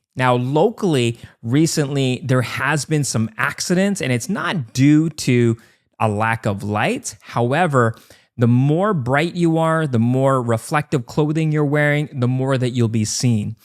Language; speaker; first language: English; native; English